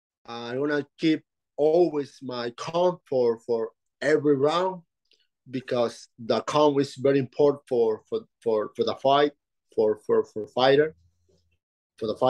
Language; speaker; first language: English; non-native, learner; Spanish